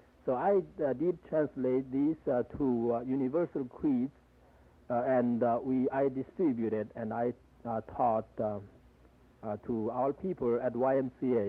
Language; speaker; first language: English; non-native, fluent; Korean